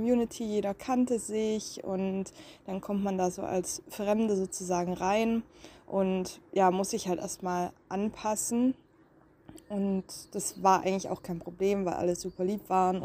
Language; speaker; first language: German; native; German